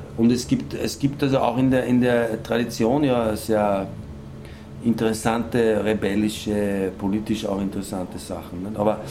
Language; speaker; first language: German; native; German